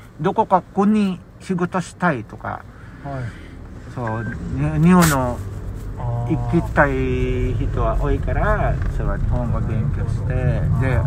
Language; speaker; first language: Japanese; non-native, learner; Filipino